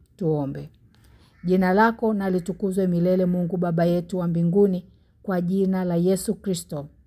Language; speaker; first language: Swahili; native; Swahili